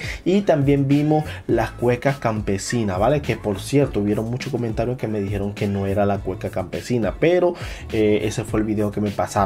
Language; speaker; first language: Spanish; native; Spanish